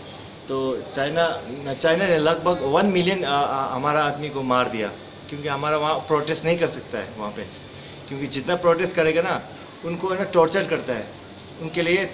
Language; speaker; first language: Hindi; non-native, local second language; Tibetan